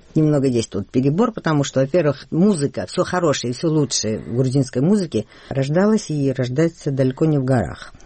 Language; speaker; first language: Russian; non-native, local second language; Georgian